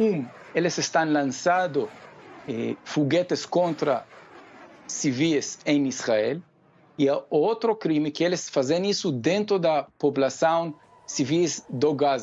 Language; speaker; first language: Portuguese; non-native, fluent; Hebrew